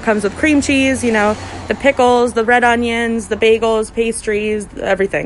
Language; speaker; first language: English; native; English